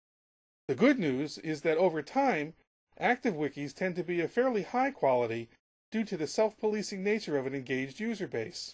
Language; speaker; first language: English; native; English